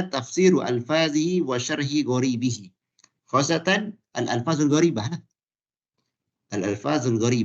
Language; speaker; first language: Arabic; non-native, fluent; Malay